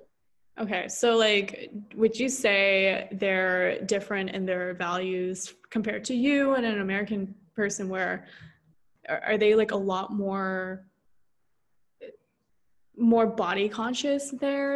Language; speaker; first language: English; native; English